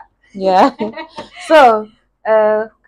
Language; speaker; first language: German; non-native, learner; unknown